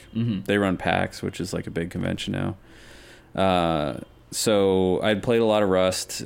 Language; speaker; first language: English; native; English